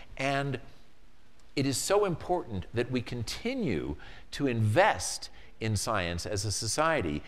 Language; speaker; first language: English; native; English